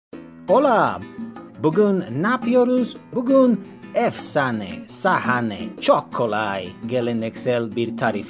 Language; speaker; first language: Turkish; non-native, learner; Spanish